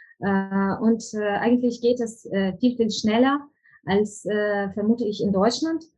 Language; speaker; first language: German; non-native, fluent; Ukrainian